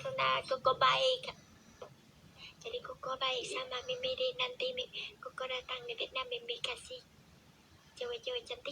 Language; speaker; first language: Indonesian; non-native, learner; Vietnamese